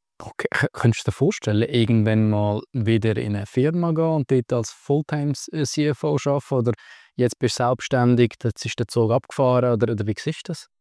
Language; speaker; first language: German; native; German